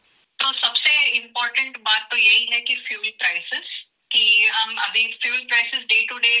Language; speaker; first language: Hindi; native; Hindi